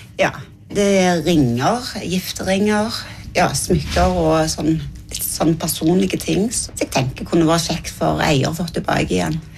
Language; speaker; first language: Norwegian; native; Norwegian